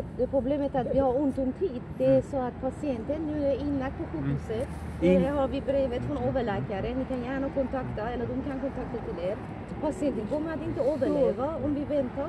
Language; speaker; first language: Swedish; non-native, fluent; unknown